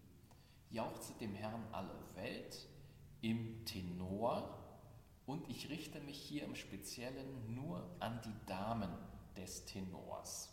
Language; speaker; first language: German; native; German